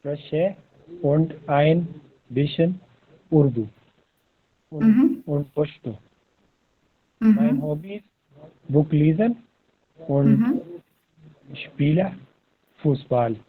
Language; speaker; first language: German; non-native, learner; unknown